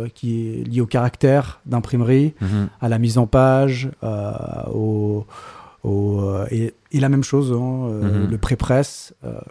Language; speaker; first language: French; native; French